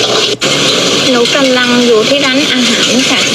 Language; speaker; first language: Thai; non-native, learner; Vietnamese